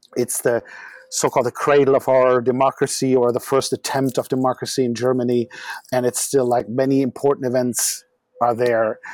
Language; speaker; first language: English; non-native, fluent; German